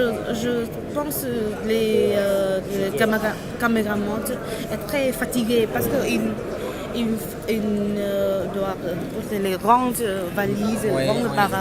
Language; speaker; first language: French; non-native, learner; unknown